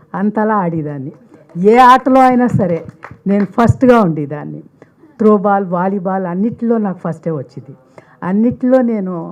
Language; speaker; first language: Telugu; native; Telugu